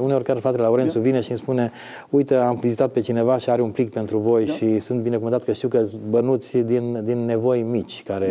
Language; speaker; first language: Romanian; native; Romanian